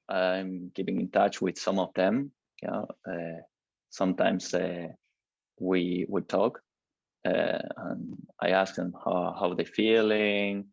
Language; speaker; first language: English; non-native, learner; Spanish